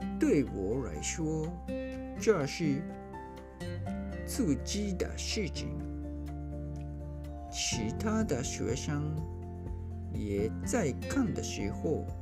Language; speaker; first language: Chinese; non-native, learner; Japanese